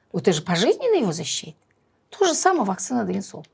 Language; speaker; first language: Russian; non-native, local second language; Kazakh